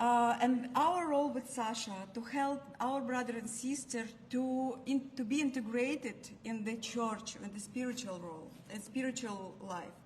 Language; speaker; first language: English; non-native, learner; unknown